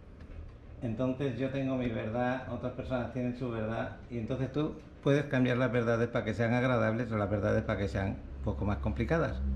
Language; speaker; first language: Spanish; native; Spanish